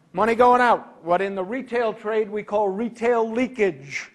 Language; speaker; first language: English; native; English